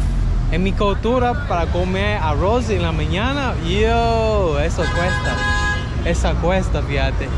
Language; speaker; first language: Spanish; non-native, learner; English